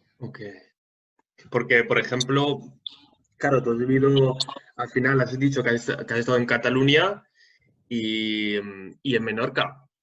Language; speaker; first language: Spanish; native; Spanish